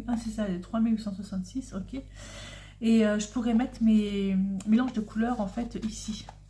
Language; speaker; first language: French; native; French